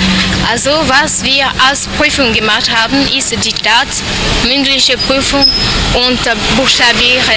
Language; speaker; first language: German; non-native, learner; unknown